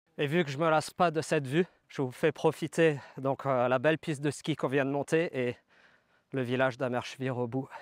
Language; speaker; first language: French; native; French